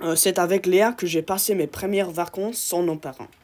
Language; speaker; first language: French; non-native, learner; English